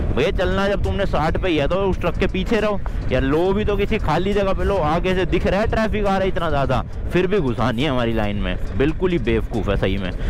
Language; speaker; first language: Hindi; native; Hindi